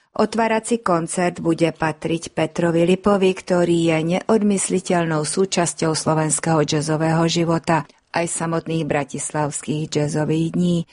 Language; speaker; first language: Slovak; early bilingual, heritage; Slovak